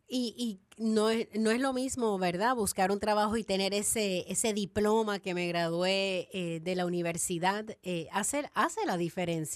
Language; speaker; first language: Spanish; native; Spanish